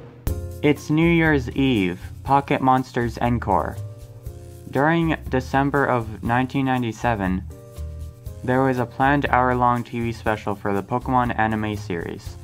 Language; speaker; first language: English; native; English